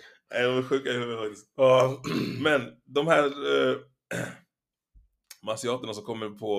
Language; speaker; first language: Swedish; native; Swedish